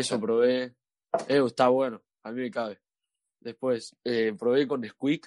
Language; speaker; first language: Spanish; native; Spanish